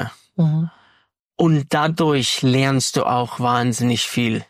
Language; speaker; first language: German; non-native, fluent; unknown